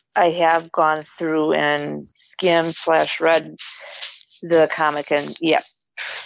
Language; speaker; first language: English; native; English